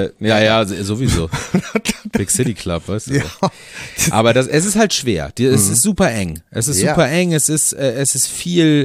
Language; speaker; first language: German; native; German